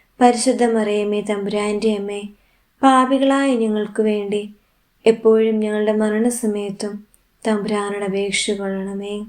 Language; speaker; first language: Malayalam; native; Malayalam